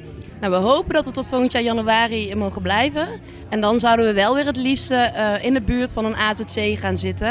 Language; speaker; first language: Dutch; native; Dutch